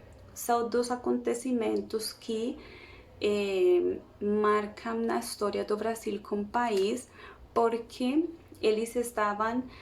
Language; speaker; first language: Portuguese; non-native, learner; Spanish